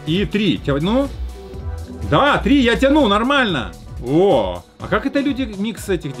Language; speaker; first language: Russian; native; Russian